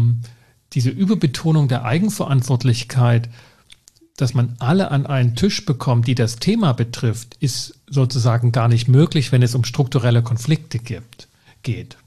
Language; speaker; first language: German; native; German